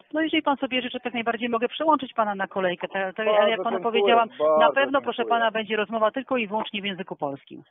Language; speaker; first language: Polish; native; Polish